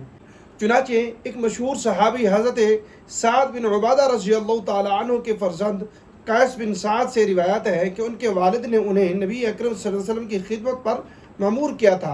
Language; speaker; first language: Urdu; native; Urdu